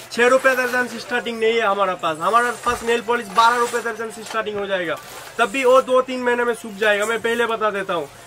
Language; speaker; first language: Hindi; non-native, local second language; Bangla